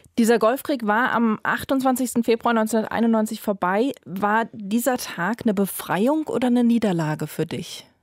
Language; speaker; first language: German; native; German